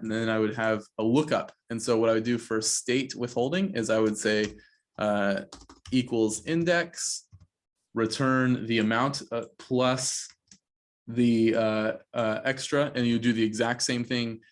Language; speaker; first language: English; native; English